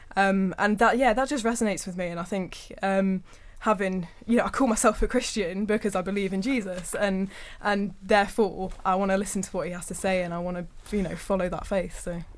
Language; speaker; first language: English; native; English